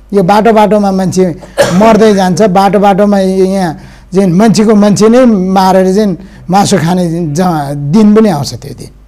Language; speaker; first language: Nepali; non-native, local second language; Eastern Tamang